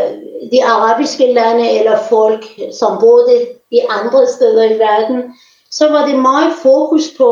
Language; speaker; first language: Danish; non-native, fluent; Persian